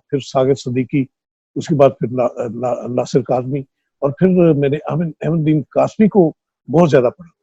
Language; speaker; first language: Urdu; non-native, local second language; Punjabi